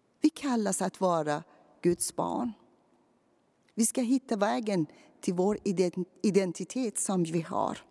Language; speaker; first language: Swedish; non-native, fluent; Persian